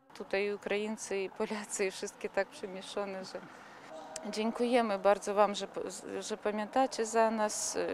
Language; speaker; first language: Polish; early bilingual, heritage; Polish